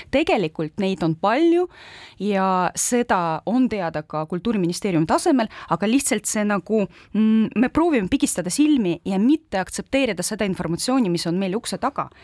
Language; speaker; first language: Estonian; non-native, local second language; Russian